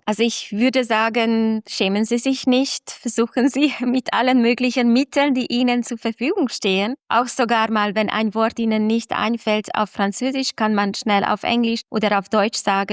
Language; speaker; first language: German; non-native, fluent; Hungarian